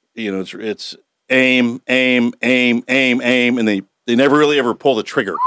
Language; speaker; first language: English; native; English